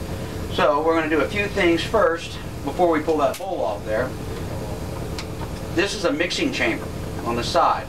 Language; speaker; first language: English; native; English